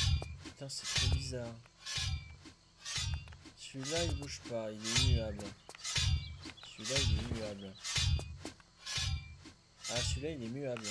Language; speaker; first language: French; native; French